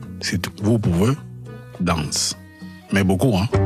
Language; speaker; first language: French; non-native, learner; Spanish